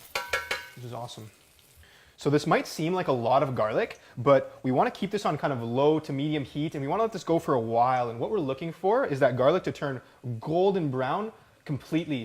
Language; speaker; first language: English; native; English